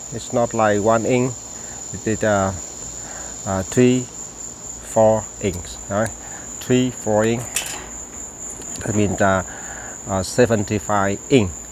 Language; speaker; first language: English; non-native, local second language; Vietnamese